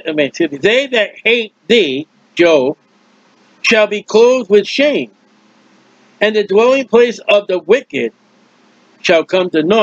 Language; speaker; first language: English; native; English